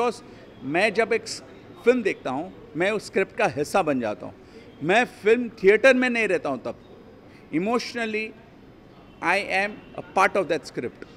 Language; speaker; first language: Hindi; native; Hindi